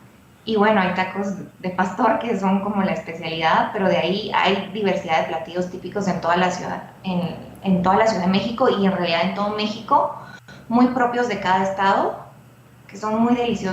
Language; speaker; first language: Spanish; native; Spanish